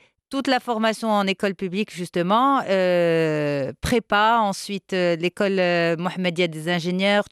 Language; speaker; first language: French; non-native, local second language; Arabic